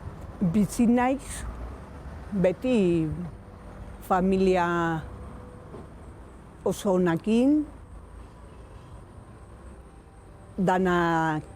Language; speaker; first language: Basque; non-native, local second language; Spanish